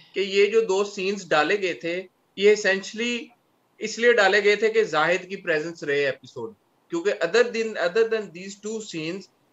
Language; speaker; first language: Urdu; non-native, local second language; Punjabi